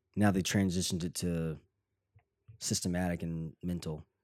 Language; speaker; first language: English; early bilingual, other home language; Filipino